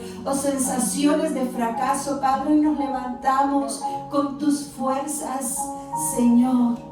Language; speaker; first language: Spanish; native; Spanish